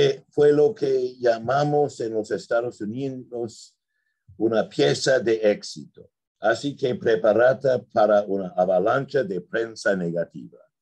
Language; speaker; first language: Spanish; non-native, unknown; English